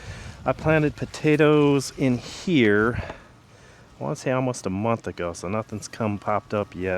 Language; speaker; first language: English; native; English